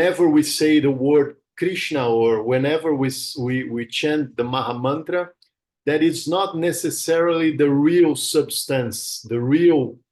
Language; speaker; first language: English; non-native, fluent; Portuguese